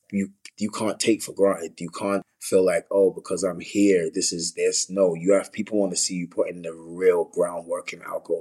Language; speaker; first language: English; native; English